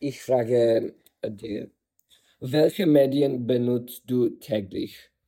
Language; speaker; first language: German; non-native, learner; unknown